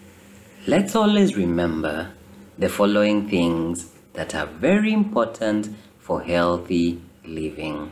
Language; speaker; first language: English; non-native, fluent; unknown